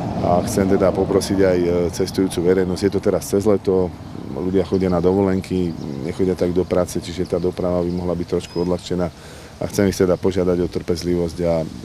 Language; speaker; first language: Slovak; native; Slovak